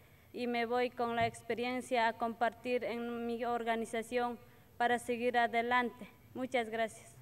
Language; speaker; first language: Spanish; non-native, local second language; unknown